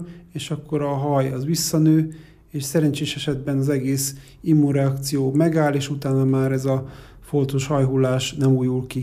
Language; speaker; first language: Hungarian; native; Hungarian